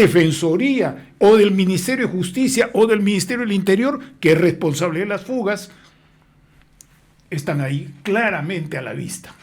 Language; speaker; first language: Spanish; native; Spanish